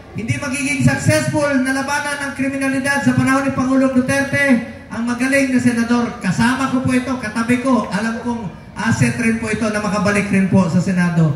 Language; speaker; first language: Filipino; non-native, local second language; Cebuano